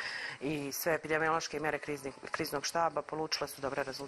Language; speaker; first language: Croatian; native; Croatian